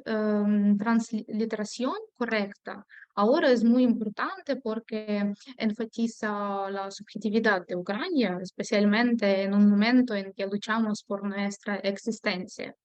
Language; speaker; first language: Spanish; non-native, fluent; Ukrainian